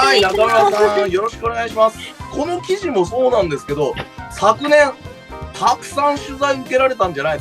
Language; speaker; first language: Japanese; native; Japanese